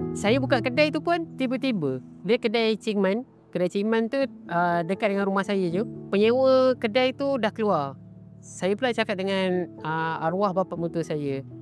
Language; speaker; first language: Malay; native; Malay